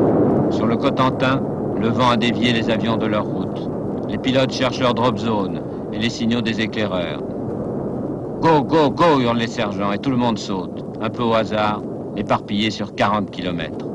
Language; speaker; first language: French; native; French